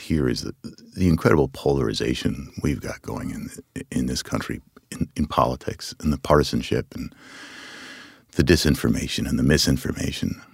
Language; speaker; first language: English; native; English